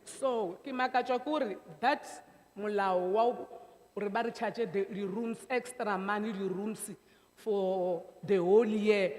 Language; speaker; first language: English; non-native, local second language; Northern Sotho